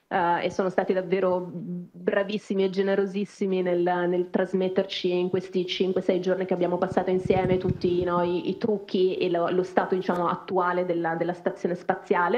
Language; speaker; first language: Italian; native; Italian